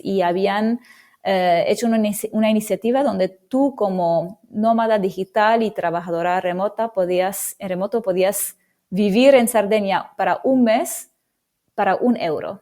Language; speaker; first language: Spanish; non-native, fluent; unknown